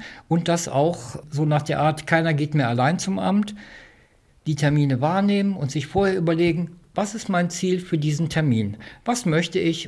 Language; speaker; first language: German; native; German